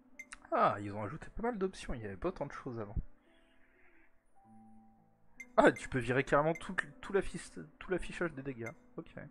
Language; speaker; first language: French; native; French